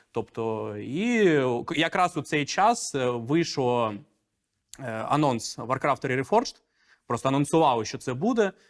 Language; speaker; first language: Ukrainian; non-native, local second language; Russian